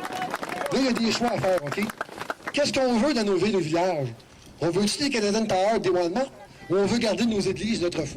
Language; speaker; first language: French; native; French